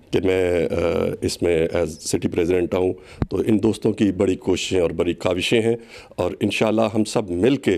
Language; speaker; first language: Urdu; non-native, local second language; Punjabi